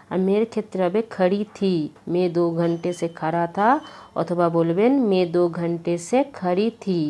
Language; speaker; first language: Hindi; non-native, fluent; Bangla